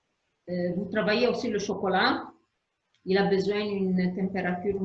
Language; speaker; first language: French; non-native, fluent; Arabic